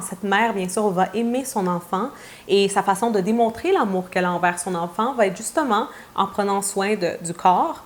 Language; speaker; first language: French; native; French